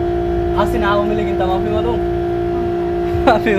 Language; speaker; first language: Arabic; non-native, learner; Bangla